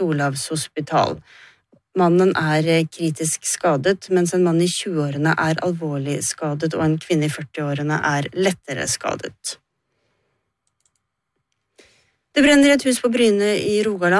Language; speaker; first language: Norwegian; native; Norwegian